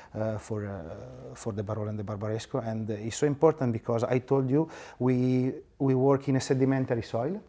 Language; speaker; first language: English; non-native, fluent; Italian